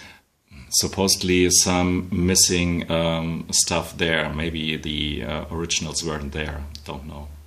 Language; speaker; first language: English; non-native, fluent; German